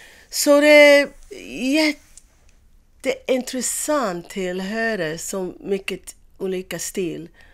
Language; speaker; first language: Swedish; non-native, learner; English